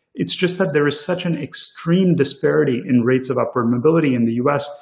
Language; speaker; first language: English; early bilingual, other home language; Tamil